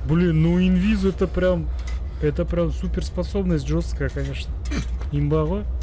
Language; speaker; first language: Russian; non-native, local second language; Kazakh